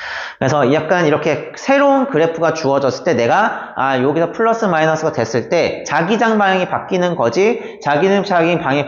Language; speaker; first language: Korean; native; Korean